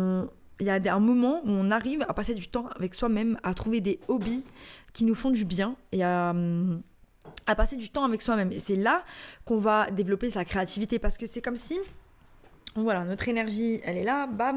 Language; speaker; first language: French; native; French